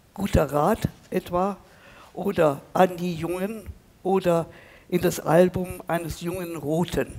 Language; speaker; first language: German; native; German